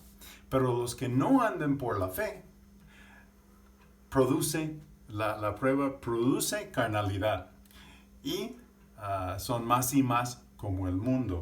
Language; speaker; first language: Spanish; non-native, fluent; English